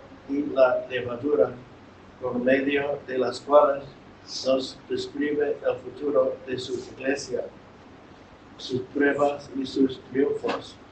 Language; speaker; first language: Spanish; non-native, fluent; English